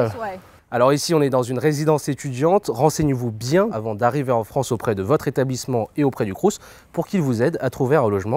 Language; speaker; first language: French; native; French